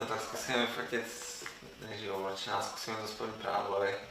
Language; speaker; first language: Czech; native; Czech